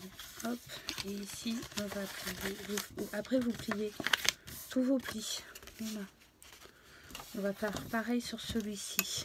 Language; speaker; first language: French; native; French